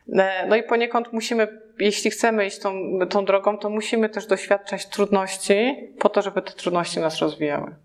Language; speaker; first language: Polish; native; Polish